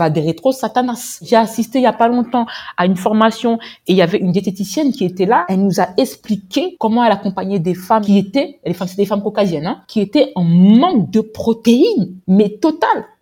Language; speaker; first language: French; native; French